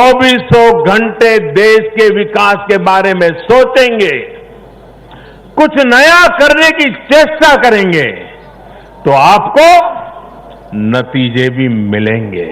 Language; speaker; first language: Hindi; non-native, local second language; Gujarati